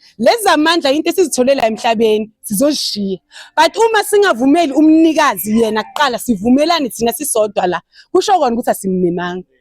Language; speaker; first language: Zulu; native; Zulu